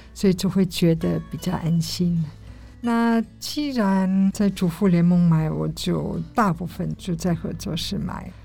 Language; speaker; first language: Chinese; non-native, fluent; German